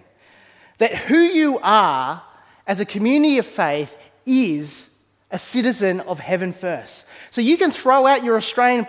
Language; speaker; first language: English; native; English